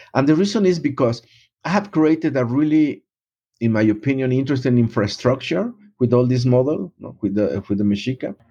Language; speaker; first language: English; non-native, fluent; Spanish